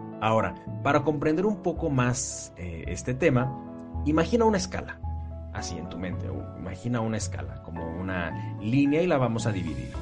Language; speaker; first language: Spanish; native; Spanish